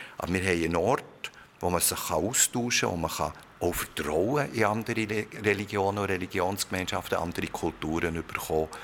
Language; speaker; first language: German; early bilingual, other home language; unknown